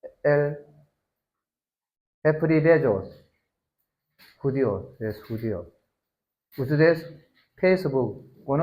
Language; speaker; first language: Spanish; non-native, learner; Korean